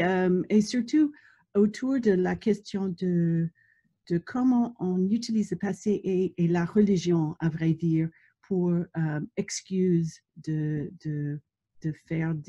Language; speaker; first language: French; non-native, fluent; English